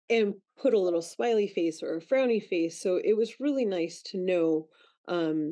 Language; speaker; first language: English; native; English